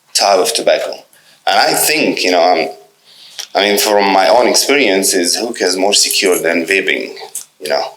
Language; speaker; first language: English; non-native, fluent; Arabic